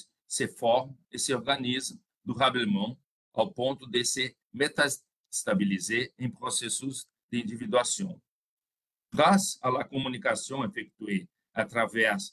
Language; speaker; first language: French; non-native, fluent; Portuguese